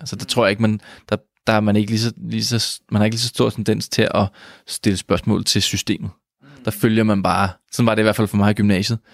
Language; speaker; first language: Danish; native; Danish